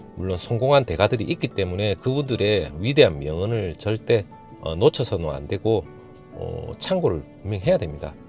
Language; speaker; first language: Korean; native; Korean